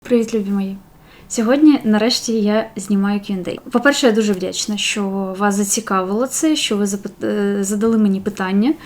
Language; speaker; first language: Ukrainian; non-native, local second language; Russian